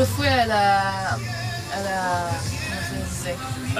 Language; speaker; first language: Spanish; non-native, learner; French